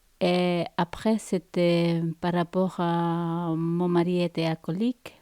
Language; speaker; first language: French; non-native, fluent; Spanish